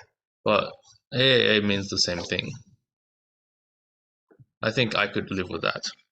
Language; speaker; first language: English; native; English